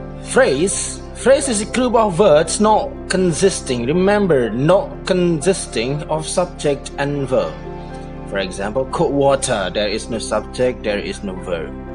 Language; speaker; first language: English; non-native, fluent; Indonesian